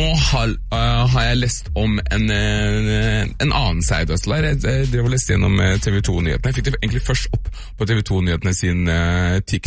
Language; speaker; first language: Norwegian; native; Norwegian